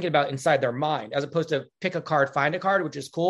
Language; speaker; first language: English; native; English